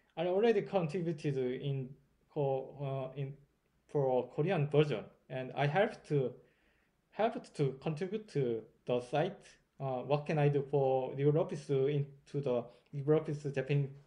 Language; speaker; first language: English; non-native, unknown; Korean